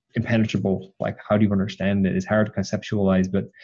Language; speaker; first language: English; native; English